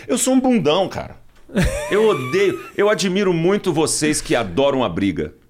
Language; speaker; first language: Portuguese; native; Portuguese